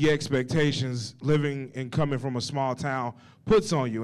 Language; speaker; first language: English; native; English